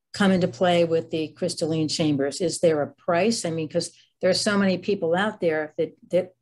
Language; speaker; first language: English; native; English